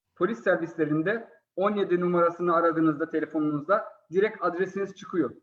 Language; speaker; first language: Turkish; early bilingual, heritage; Turkish